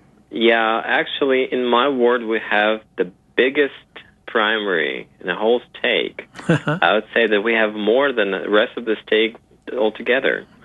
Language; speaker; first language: English; non-native, fluent; Ukrainian